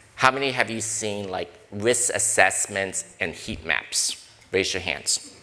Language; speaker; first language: English; native; English